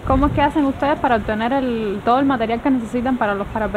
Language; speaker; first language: Spanish; native; Spanish